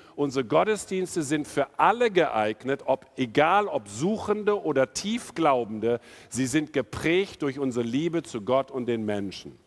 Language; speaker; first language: German; non-native, fluent; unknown